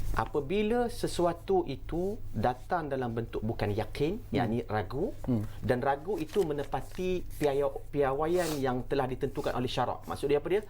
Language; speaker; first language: Malay; native; Malay